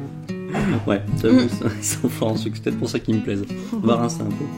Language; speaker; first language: French; native; French